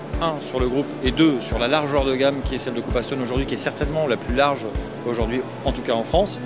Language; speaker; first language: French; native; French